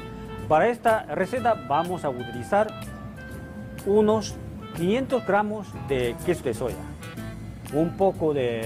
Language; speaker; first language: Spanish; non-native, fluent; Chinese